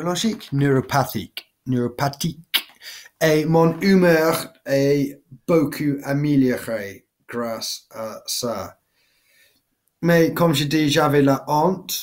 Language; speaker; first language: French; non-native, learner; English